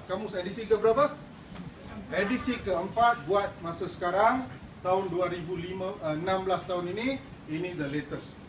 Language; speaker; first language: Malay; non-native, local second language; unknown